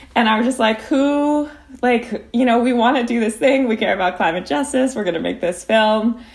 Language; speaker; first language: English; native; English